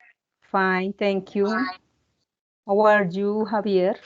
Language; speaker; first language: English; non-native, learner; Spanish